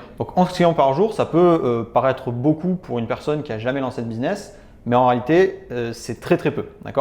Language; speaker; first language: French; native; French